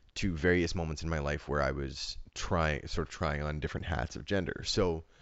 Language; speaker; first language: English; native; English